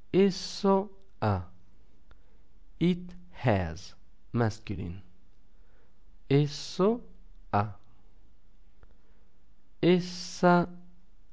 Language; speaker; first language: Italian; non-native, fluent; English